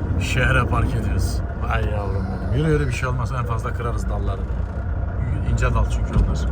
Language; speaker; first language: Turkish; native; Turkish